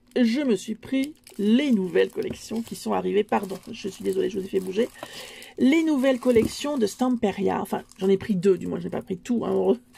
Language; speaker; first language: French; native; French